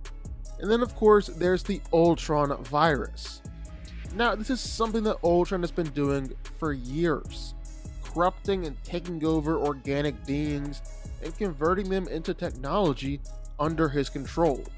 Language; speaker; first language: English; native; English